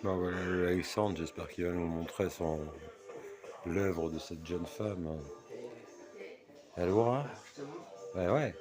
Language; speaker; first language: French; native; French